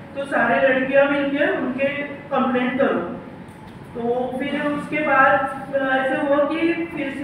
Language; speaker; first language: Hindi; non-native, local second language; Marathi